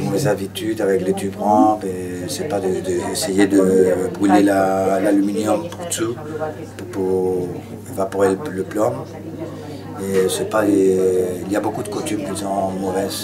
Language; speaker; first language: French; non-native, learner; Spanish